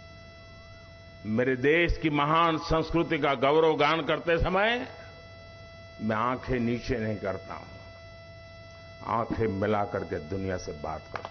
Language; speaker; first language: Hindi; native; Hindi